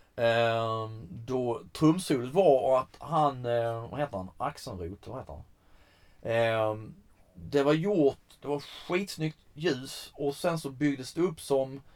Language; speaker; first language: Swedish; native; Swedish